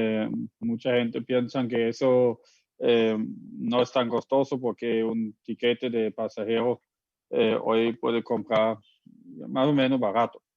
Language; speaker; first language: Spanish; non-native, fluent; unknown